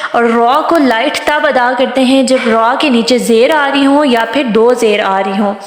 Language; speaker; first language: Urdu; non-native, local second language; Punjabi